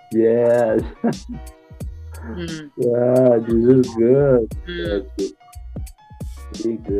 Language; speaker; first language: English; non-native, learner; Portuguese